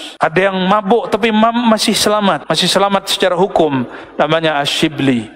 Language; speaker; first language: Malay; non-native, local second language; Minangkabau